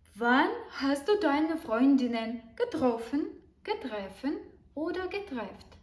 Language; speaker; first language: German; non-native, fluent; Ukrainian